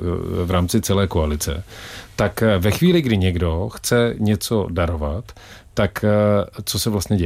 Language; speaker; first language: Czech; native; Czech